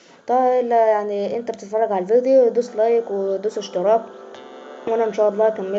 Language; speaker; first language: Arabic; native; Arabic